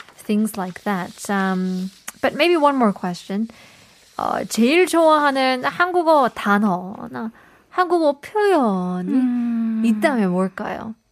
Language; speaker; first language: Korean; native; Korean